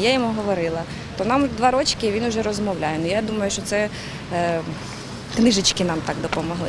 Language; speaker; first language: Ukrainian; native; Ukrainian